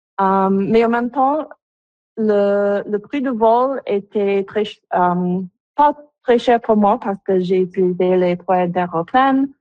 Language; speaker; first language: French; non-native, local second language; English